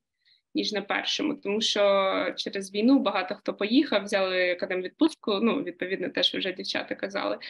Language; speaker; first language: Ukrainian; native; Ukrainian